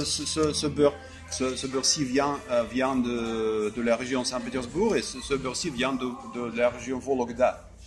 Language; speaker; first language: French; non-native, fluent; Russian